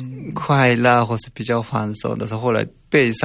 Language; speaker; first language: Chinese; non-native, fluent; Japanese